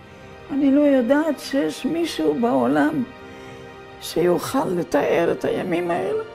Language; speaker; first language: Hebrew; non-native, fluent; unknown